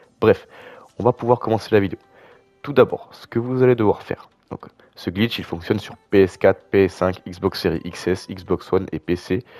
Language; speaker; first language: French; native; French